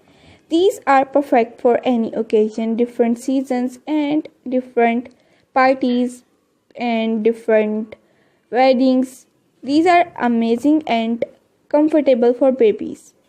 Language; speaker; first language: English; non-native, learner; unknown